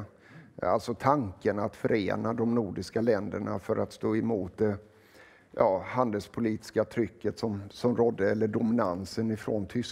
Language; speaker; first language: Swedish; native; Swedish